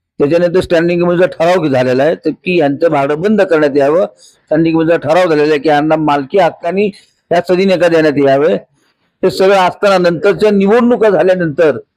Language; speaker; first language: Marathi; native; Marathi